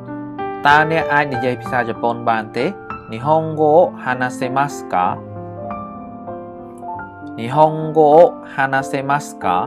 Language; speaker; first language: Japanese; non-native, fluent; Khmer